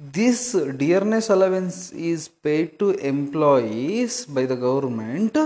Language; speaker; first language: English; non-native, local second language; Kannada